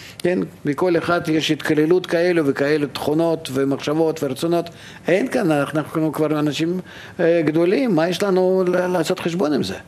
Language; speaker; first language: Hebrew; non-native, fluent; Russian